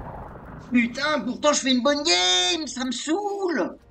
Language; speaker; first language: French; native; French